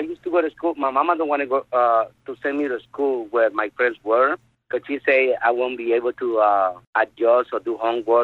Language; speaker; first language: English; non-native, fluent; Spanish